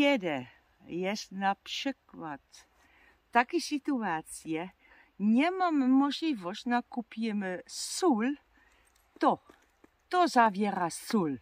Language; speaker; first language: Polish; non-native, learner; Dutch